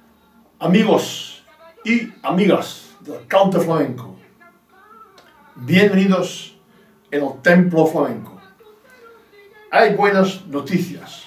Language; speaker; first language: Spanish; non-native, fluent; English